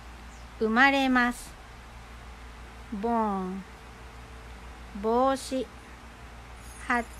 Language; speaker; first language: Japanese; non-native, fluent; Filipino